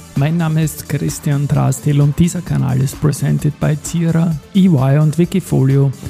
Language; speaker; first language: German; native; German